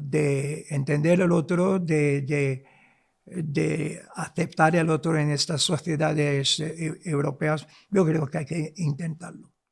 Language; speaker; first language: Spanish; non-native, local second language; Arabic